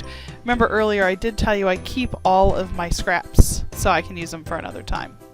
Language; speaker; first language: English; native; English